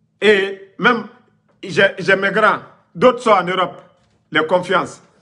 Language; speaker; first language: French; non-native, local second language; Mandingo